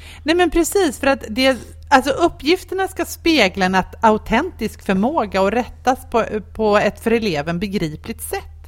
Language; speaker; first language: Swedish; native; Swedish